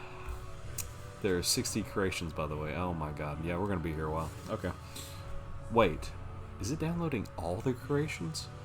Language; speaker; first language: English; native; English